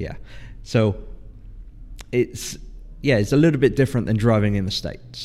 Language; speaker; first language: English; native; English